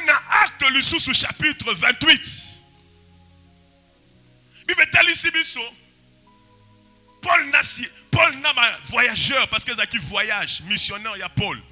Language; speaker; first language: French; non-native, local second language; Lingala